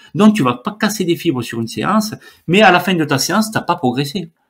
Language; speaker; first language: French; native; French